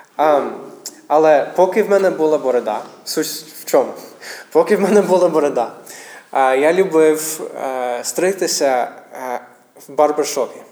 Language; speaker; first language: Ukrainian; non-native, fluent; English